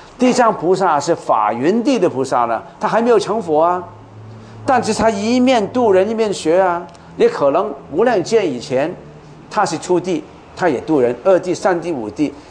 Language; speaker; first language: Chinese; non-native, local second language; Cantonese